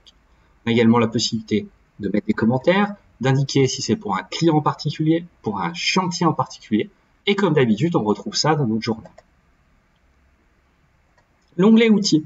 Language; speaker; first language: French; native; French